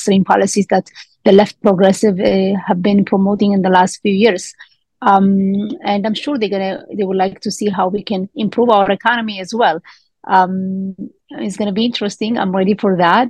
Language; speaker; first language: English; early bilingual, other home language; Amharic